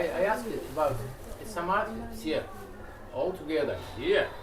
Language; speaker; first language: English; non-native, learner; Russian